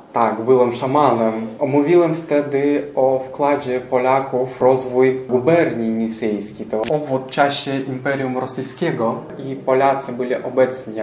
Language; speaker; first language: Polish; early bilingual, heritage; Polish